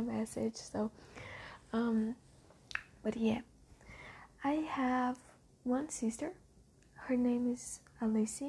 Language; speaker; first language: English; non-native, learner; Portuguese